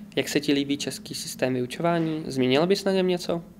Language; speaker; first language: Czech; native; Czech